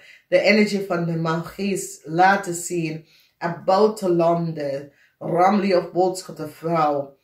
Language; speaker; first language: Dutch; non-native, fluent; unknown